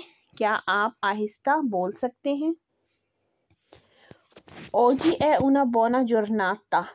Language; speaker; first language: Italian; non-native, fluent; Urdu